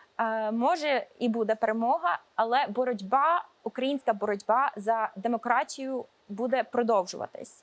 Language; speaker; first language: Ukrainian; early bilingual, heritage; Ukrainian